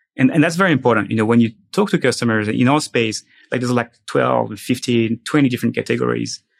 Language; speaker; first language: English; non-native, fluent; French